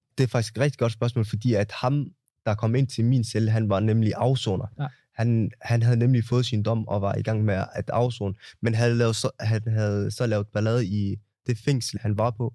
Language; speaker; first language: Danish; early bilingual, other home language; Somali